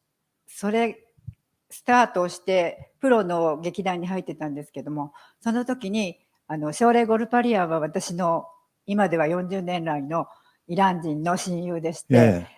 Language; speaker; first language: Japanese; native; Japanese